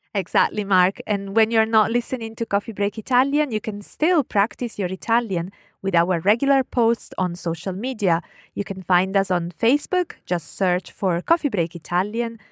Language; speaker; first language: English; non-native, fluent; Italian